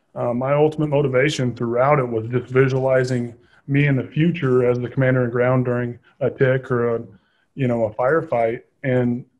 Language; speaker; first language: English; native; English